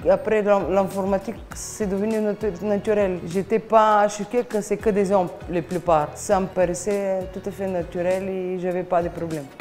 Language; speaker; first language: French; non-native, fluent; Bulgarian